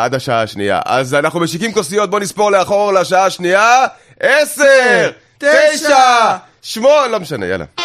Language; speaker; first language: Hebrew; native; Hebrew